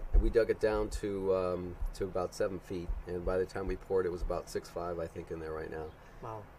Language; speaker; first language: English; native; English